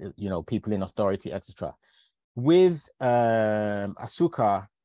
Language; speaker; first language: English; native; English